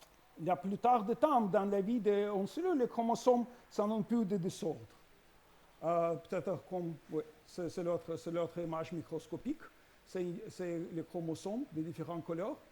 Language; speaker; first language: French; non-native, learner; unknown